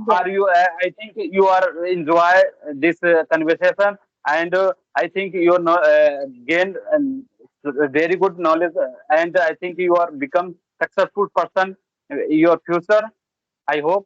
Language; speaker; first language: English; non-native, learner; Bhojpuri